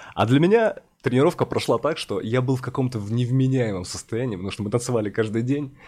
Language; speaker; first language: Russian; native; Russian